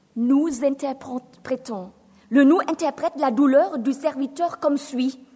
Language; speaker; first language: French; non-native, fluent; German